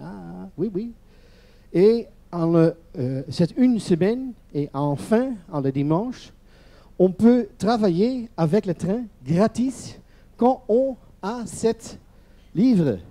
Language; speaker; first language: French; non-native, learner; Dutch